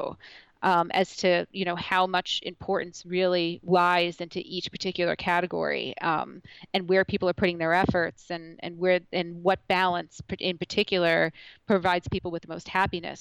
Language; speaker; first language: English; native; English